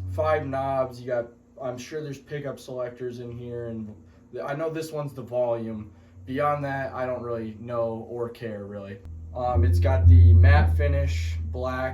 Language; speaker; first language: English; native; English